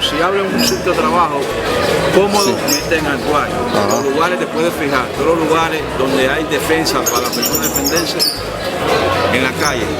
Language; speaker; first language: Spanish; native; Spanish